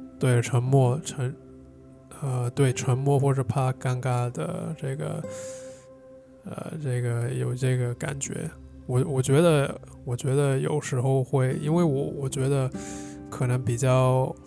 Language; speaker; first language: Chinese; non-native, fluent; English